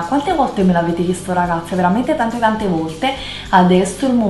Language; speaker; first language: Italian; native; Italian